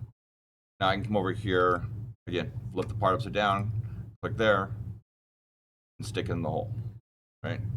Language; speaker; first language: English; native; English